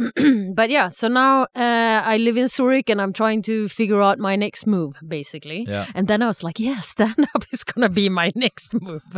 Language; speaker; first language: English; non-native, fluent; Swedish